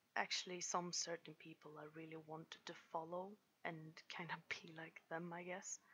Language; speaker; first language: English; non-native, fluent; Swedish